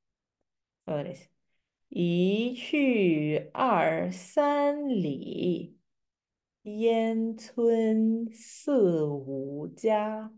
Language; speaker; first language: Chinese; non-native, fluent; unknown